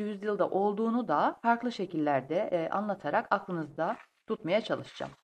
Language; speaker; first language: Turkish; native; Turkish